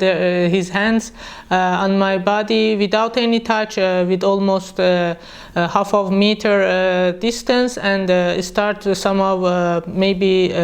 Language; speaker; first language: English; non-native, learner; Persian